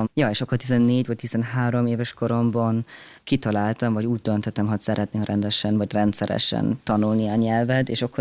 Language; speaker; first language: Hungarian; early bilingual, heritage; German